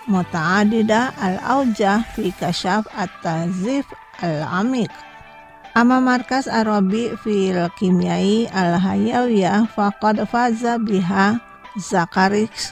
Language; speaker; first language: Arabic; non-native, fluent; Indonesian